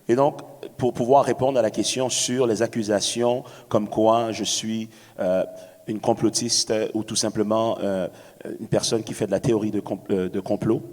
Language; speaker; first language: French; native; French